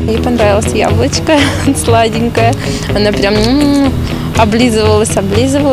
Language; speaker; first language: Russian; native; Russian